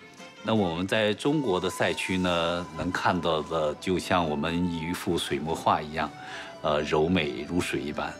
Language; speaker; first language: Chinese; native; Chinese